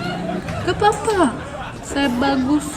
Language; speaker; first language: Indonesian; non-native, learner; Russian